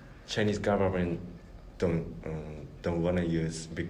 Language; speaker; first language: English; non-native, learner; Japanese